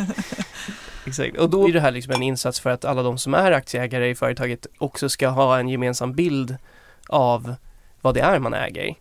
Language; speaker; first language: Swedish; native; Swedish